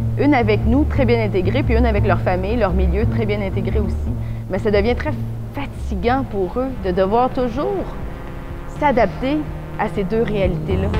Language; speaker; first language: French; native; French